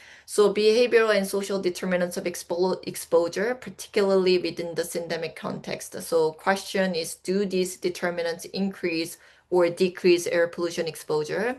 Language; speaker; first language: English; non-native, fluent; Korean